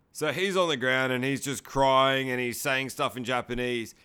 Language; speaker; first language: English; native; English